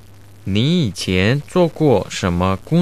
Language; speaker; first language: Chinese; non-native, learner; Spanish